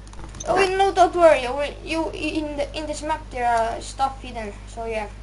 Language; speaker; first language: English; non-native, learner; Estonian